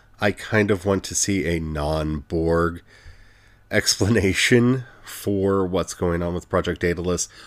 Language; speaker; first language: English; native; English